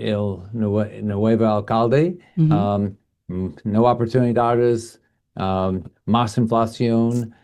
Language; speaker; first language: Spanish; non-native, learner; English